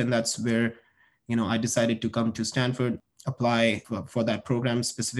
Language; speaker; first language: English; non-native, local second language; Hindi